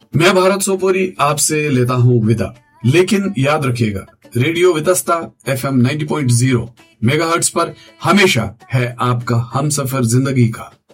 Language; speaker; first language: Hindi; non-native, local second language; Kashmiri